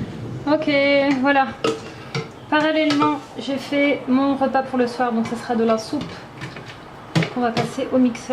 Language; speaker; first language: French; native; French